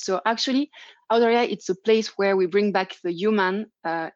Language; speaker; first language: English; non-native, fluent; French